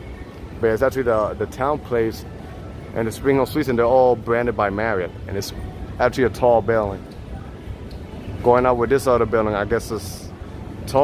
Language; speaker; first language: English; non-native, local second language; Spanish